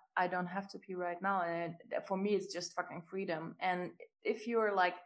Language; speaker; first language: English; non-native, fluent; German